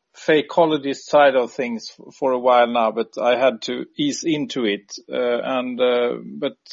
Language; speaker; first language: English; non-native, fluent; Swedish